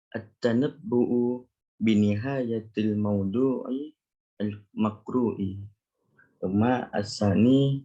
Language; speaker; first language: Arabic; non-native, learner; Indonesian